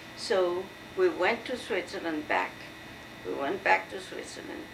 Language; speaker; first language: English; non-native, fluent; French